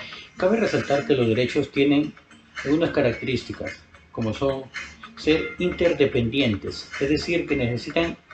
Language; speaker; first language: Spanish; native; Spanish